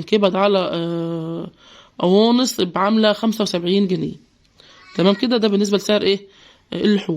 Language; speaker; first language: Arabic; native; Arabic